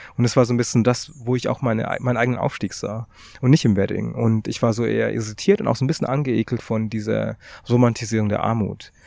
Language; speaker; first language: German; early bilingual, other home language; Tamil